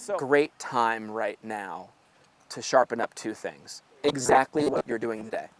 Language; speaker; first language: English; native; English